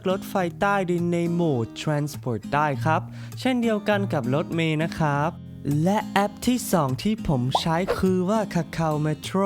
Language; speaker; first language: Thai; non-native, fluent; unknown